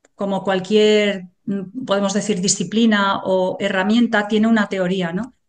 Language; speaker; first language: Spanish; native; Spanish